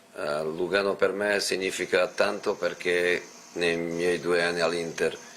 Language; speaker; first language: Italian; non-native, fluent; Portuguese